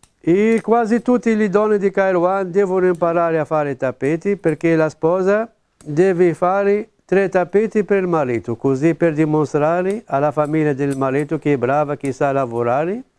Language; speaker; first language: Italian; non-native, local second language; Arabic